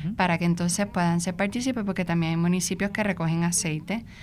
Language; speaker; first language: Spanish; native; Spanish